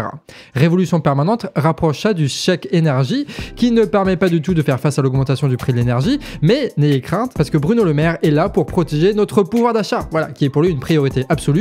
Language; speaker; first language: French; native; French